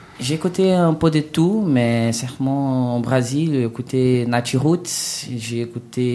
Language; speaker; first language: French; non-native, learner; Portuguese